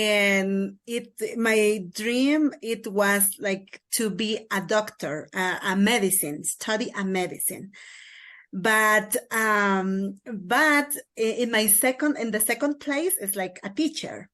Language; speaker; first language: English; non-native, learner; Kaqchikel